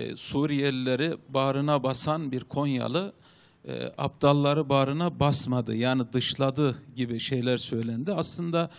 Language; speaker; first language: Turkish; native; Turkish